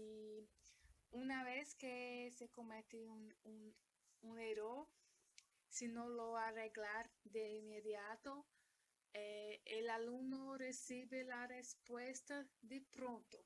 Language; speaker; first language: Spanish; non-native, learner; Portuguese